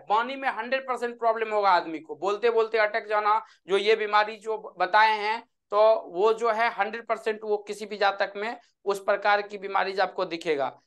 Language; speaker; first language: Hindi; native; Hindi